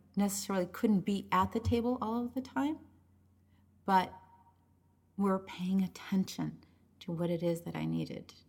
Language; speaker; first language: English; early bilingual, other home language; Spanish